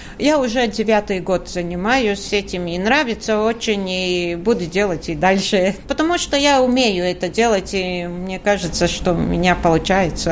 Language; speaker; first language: Russian; non-native, local second language; Latvian